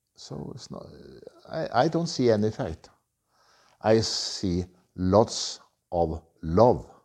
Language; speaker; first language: English; non-native, learner; Norwegian